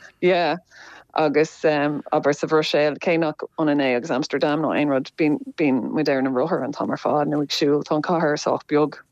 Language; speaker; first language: Irish; native; Irish